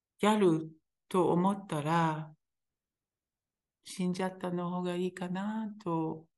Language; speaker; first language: Japanese; non-native, fluent; Hebrew